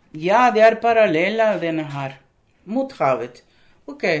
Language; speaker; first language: Norwegian; early bilingual, other home language; Spanish